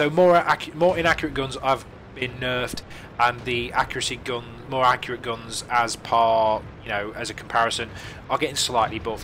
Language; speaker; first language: English; native; English